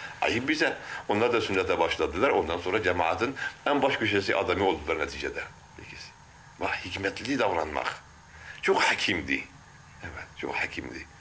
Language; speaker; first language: Turkish; non-native, local second language; Kurdish